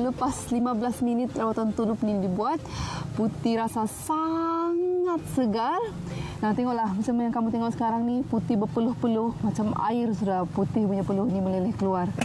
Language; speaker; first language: Malay; native; Malay